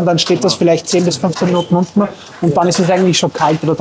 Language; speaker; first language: German; native; German